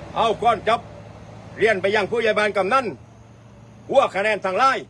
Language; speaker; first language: Thai; native; Thai